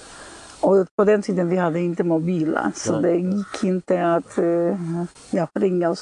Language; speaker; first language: Swedish; non-native, fluent; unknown